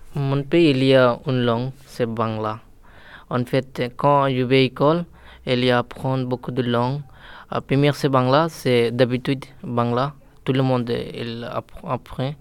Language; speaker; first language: French; non-native, learner; Bangla